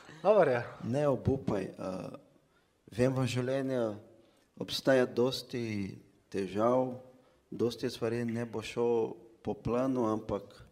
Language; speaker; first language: Slovenian; non-native, fluent; Portuguese